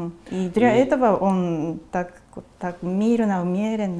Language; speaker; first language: Russian; non-native, fluent; Japanese